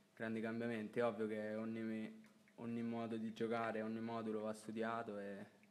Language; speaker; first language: Italian; native; Italian